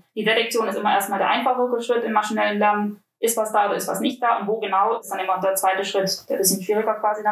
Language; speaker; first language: German; native; German